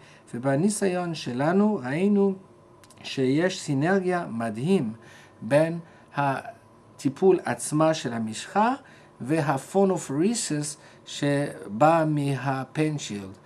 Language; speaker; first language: Hebrew; non-native, fluent; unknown